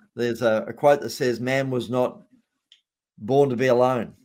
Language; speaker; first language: English; native; English